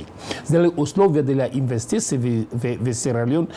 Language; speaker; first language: Russian; non-native, learner; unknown